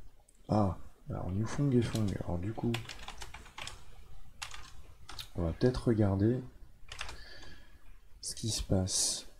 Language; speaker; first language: French; native; French